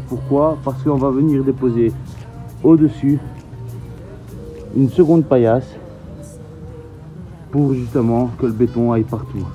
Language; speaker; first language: French; native; French